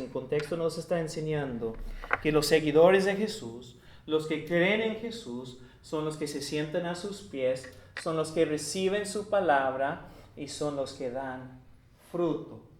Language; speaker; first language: Spanish; non-native, fluent; English